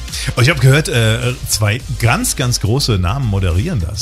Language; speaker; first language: German; native; German